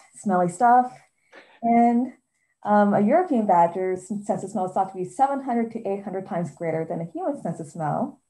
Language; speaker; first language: English; native; English